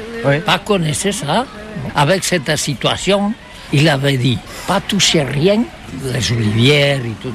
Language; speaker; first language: French; non-native, learner; Catalan